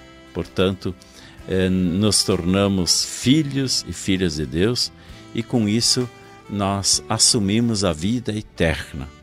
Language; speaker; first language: Portuguese; native; Portuguese